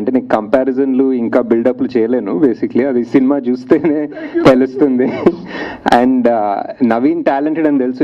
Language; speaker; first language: Telugu; native; Telugu